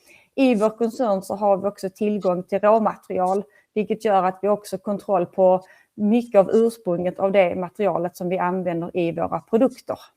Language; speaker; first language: Swedish; native; Swedish